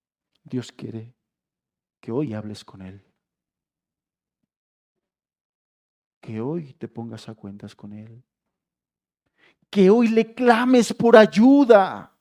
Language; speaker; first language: Spanish; native; Spanish